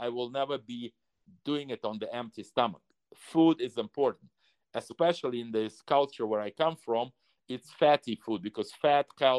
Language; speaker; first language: English; non-native, fluent; Russian